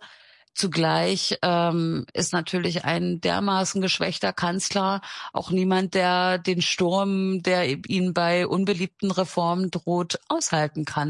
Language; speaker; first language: German; native; German